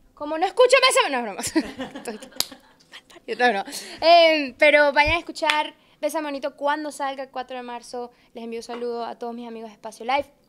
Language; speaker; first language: Spanish; native; Spanish